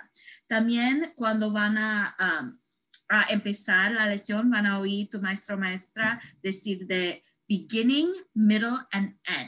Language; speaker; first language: Spanish; early bilingual, heritage; Spanish